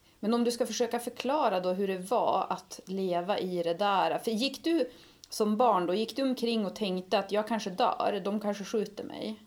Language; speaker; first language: Swedish; native; Swedish